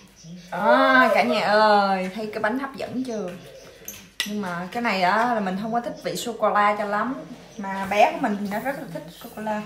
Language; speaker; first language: Vietnamese; native; Vietnamese